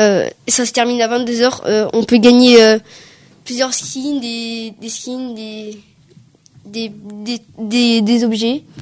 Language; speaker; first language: French; native; French